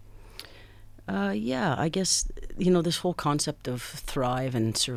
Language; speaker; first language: English; native; English